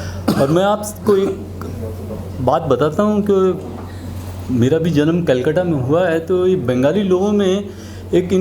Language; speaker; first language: Hindi; native; Hindi